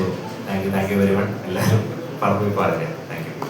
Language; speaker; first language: Tamil; non-native, learner; Malayalam